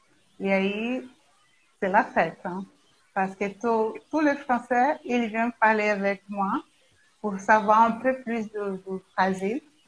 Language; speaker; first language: French; non-native, learner; Portuguese